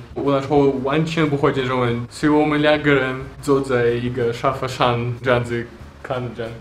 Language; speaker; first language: Chinese; non-native, learner; Russian